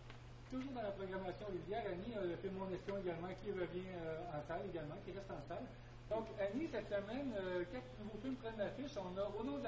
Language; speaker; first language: French; native; French